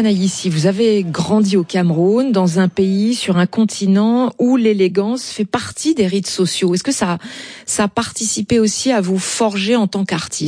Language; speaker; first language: French; native; French